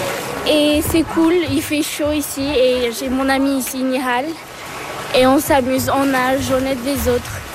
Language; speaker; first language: French; early bilingual, other home language; Turkish